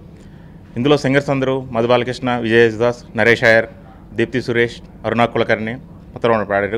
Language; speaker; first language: Telugu; native; Telugu